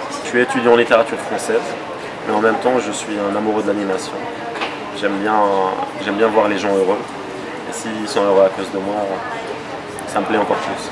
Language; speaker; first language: French; non-native, local second language; Arabic